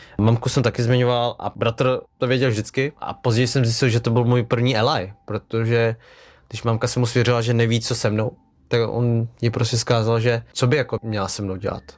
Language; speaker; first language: Czech; early bilingual, other home language; Vietnamese